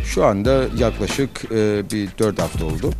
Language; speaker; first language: Turkish; early bilingual, heritage; Turkish